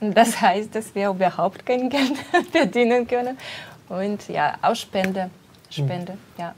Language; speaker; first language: German; non-native, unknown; Russian